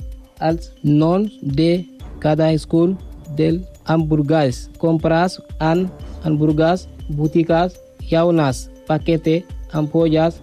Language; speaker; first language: Catalan; non-native, learner; Spanish